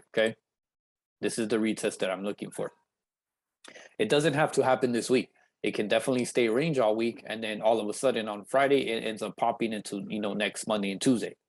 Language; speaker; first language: English; native; English